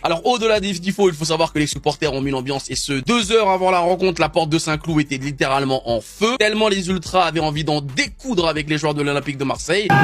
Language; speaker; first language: French; native; French